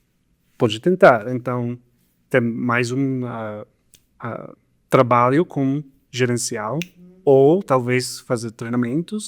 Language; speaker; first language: Portuguese; non-native, fluent; Spanish